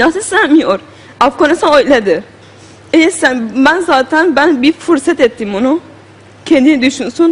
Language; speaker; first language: Turkish; non-native, learner; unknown